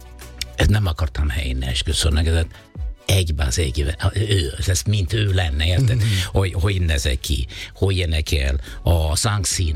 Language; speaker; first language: Hungarian; non-native, fluent; Italian